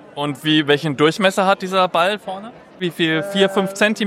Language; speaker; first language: German; native; German